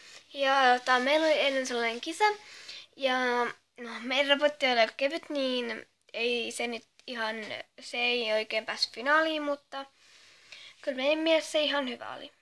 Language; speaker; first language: Finnish; native; Finnish